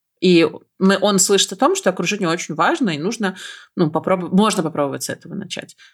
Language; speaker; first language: Russian; native; Russian